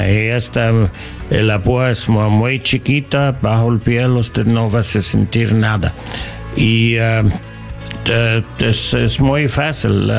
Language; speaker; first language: Spanish; non-native, learner; English